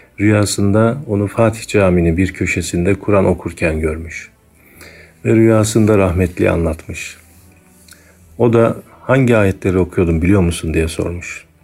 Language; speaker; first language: Turkish; native; Turkish